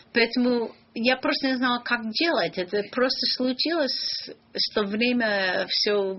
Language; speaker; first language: Russian; non-native, learner; English